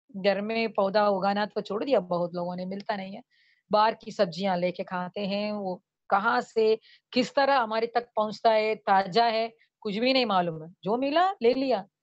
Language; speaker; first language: Hindi; non-native, local second language; Tamil